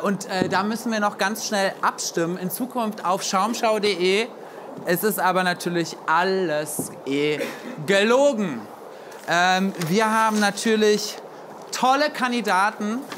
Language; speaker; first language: German; native; German